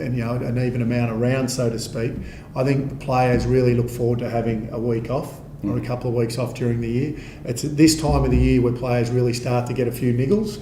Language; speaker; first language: English; native; English